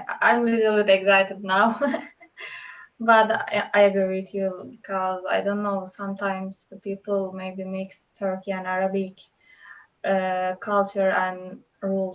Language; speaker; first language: English; non-native, learner; Turkish